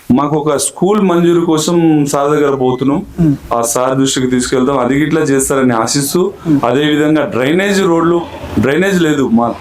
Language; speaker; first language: Telugu; non-native, local second language; Lambadi